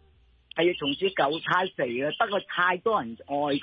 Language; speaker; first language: Cantonese; native; Cantonese